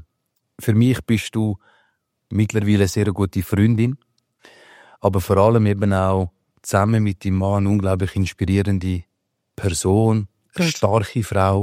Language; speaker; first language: German; native; German